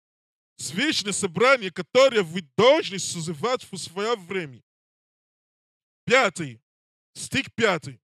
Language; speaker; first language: Russian; non-native, learner; English